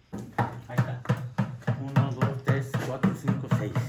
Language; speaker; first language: Spanish; native; Spanish